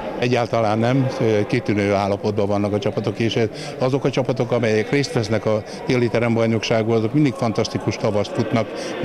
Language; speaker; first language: Hungarian; native; Hungarian